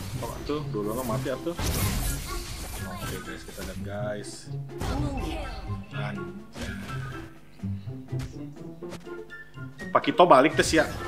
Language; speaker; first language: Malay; non-native, local second language; Sundanese